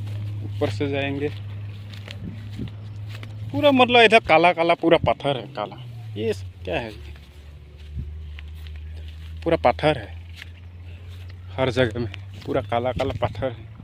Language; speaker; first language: Hindi; non-native, local second language; Assamese